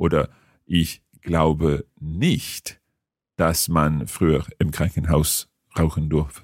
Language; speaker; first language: German; non-native, learner; English